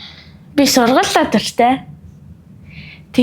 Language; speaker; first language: Mongolian; early bilingual, heritage; Mongolian